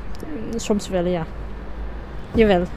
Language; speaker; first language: Dutch; non-native, learner; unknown